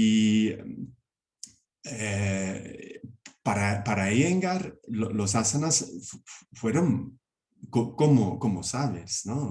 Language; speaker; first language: Spanish; non-native, fluent; English